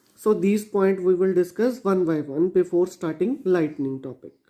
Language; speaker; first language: English; non-native, local second language; Punjabi